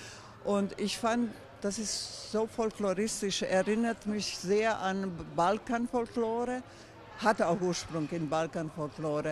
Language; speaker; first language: German; non-native, fluent; Croatian